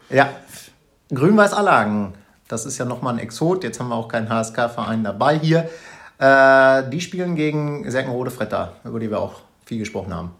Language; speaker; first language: German; native; German